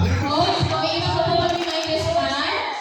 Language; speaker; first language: Filipino; native; Filipino